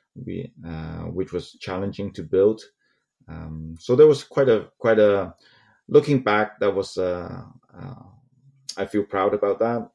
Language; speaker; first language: English; non-native, local second language; Cantonese